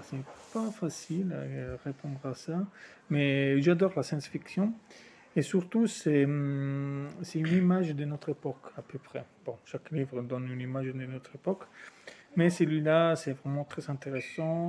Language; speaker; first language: French; non-native, fluent; Italian